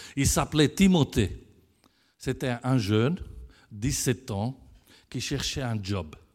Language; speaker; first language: French; non-native, fluent; Italian